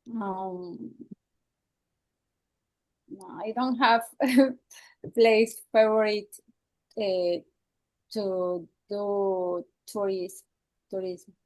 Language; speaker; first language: English; non-native, learner; Spanish